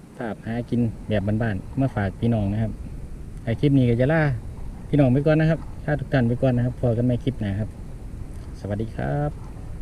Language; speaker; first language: Thai; native; Thai